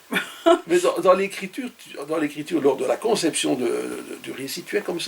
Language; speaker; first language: French; native; French